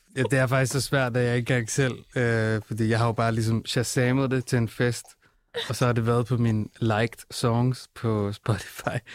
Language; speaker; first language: Danish; native; Danish